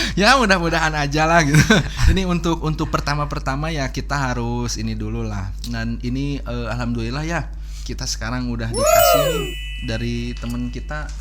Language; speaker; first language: Indonesian; native; Indonesian